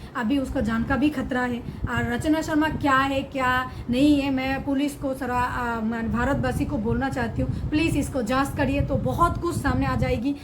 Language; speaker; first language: Hindi; non-native, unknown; Bangla